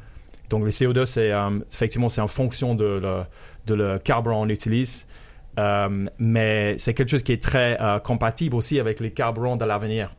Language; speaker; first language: French; non-native, fluent; English